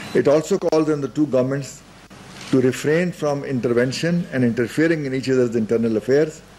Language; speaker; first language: English; non-native, local second language; Urdu